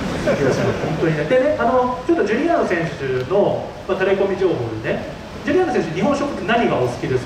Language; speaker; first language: Japanese; native; Japanese